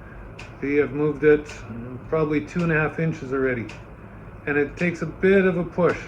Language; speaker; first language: English; native; English